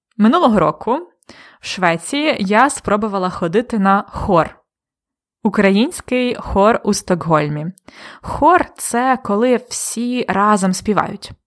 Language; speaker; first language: Ukrainian; native; Ukrainian